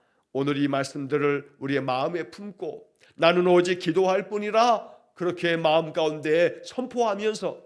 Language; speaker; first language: Korean; native; Korean